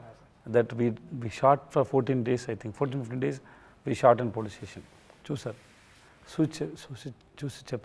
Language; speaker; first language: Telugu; non-native, learner; Tamil